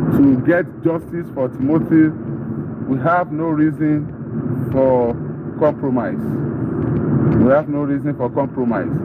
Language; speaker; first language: English; non-native, local second language; Yoruba